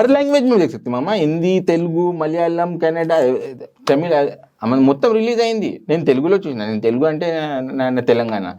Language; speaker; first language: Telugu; non-native, local second language; Urdu